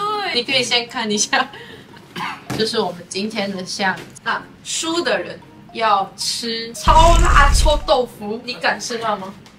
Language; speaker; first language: Chinese; non-native, fluent; Korean